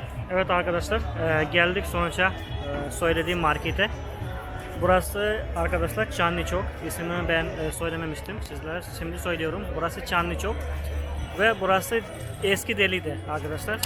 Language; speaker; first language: Turkish; non-native, fluent; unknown